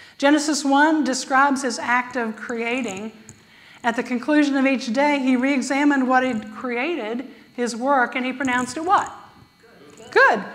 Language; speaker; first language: English; native; English